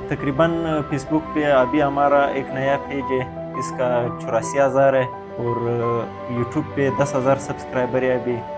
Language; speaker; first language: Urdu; non-native, local second language; Pashto